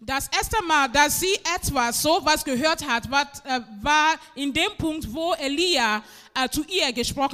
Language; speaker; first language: German; non-native, fluent; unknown